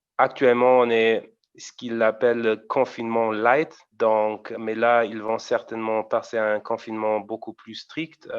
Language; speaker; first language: French; non-native, fluent; German